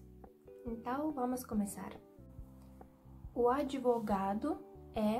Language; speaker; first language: Portuguese; non-native, fluent; Russian